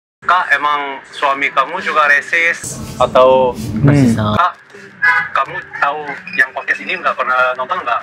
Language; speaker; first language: Indonesian; non-native, fluent; Korean